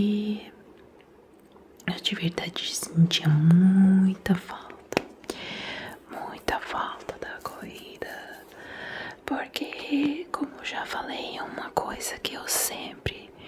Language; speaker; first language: Portuguese; non-native, fluent; Italian